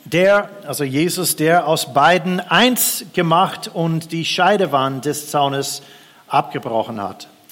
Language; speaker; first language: German; non-native, fluent; English